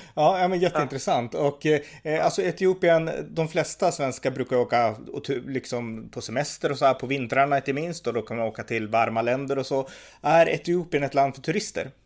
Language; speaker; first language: Swedish; native; Swedish